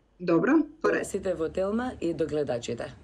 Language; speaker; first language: Macedonian; early bilingual, other home language; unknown